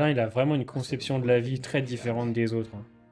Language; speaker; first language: French; native; French